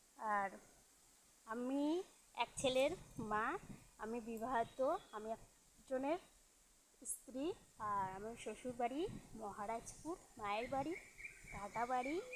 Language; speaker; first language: Bangla; early bilingual, heritage; Bangla